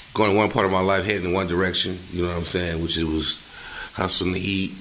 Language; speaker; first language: English; native; English